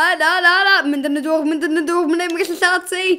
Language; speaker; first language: Welsh; non-native, local second language; English